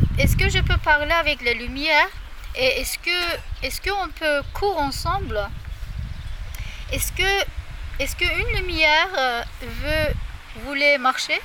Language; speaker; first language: French; non-native, learner; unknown